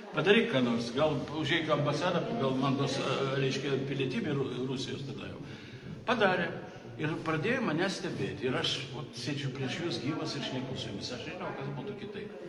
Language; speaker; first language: Lithuanian; early bilingual, other home language; Russian